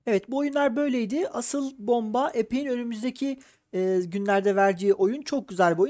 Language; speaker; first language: Turkish; native; Turkish